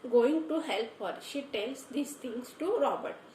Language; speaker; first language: English; non-native, local second language; Marathi